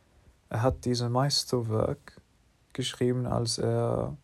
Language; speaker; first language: German; non-native, learner; English